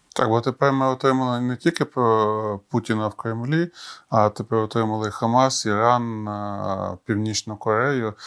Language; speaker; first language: Ukrainian; native; Ukrainian